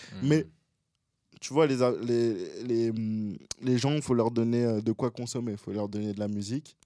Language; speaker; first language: French; early bilingual, other home language; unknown